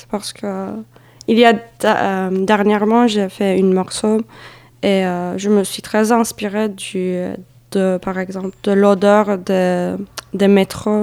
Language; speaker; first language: French; non-native, fluent; Turkish